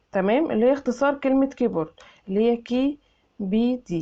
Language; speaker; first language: Arabic; native; Arabic